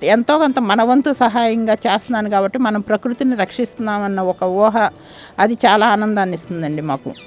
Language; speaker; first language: Telugu; native; Telugu